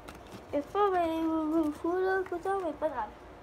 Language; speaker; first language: French; native; French